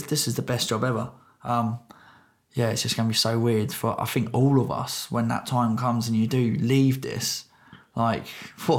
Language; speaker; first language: English; native; English